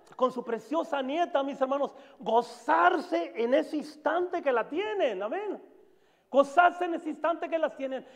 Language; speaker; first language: Spanish; native; Spanish